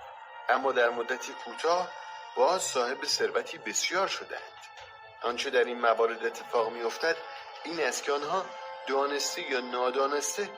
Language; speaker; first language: Persian; native; Persian